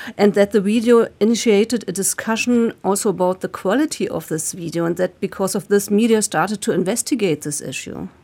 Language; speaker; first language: English; non-native, fluent; German